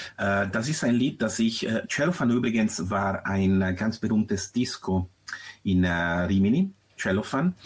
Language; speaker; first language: German; non-native, fluent; Italian